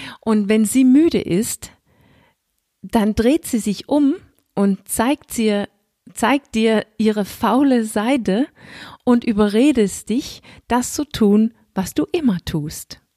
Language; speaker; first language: German; non-native, fluent; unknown